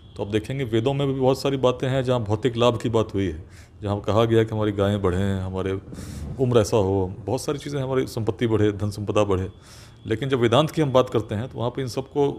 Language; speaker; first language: Hindi; native; Hindi